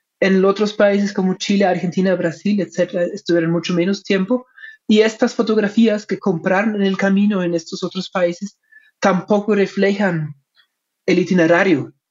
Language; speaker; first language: Spanish; non-native, fluent; German